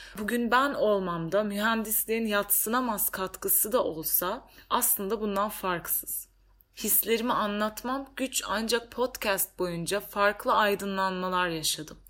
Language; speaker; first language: Turkish; native; Turkish